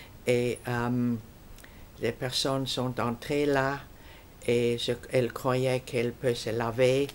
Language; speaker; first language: French; non-native, fluent; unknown